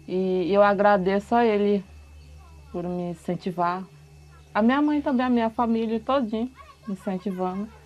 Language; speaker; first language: Portuguese; non-native, local second language; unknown